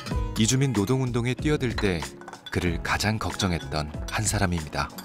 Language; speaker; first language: Korean; native; Korean